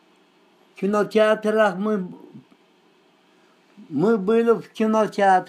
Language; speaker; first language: Russian; non-native, local second language; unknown